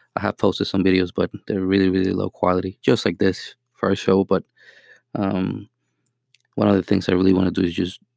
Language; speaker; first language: English; non-native, fluent; Spanish